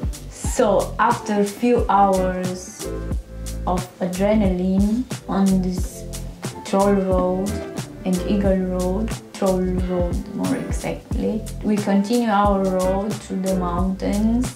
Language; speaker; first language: English; non-native, learner; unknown